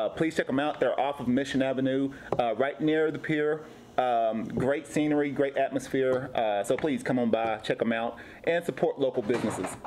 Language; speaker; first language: English; native; English